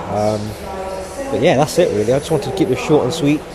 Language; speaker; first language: English; native; English